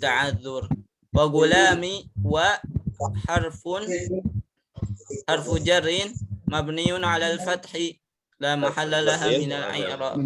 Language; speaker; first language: Arabic; non-native, fluent; Indonesian